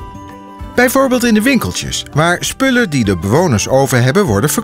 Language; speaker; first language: Dutch; native; Dutch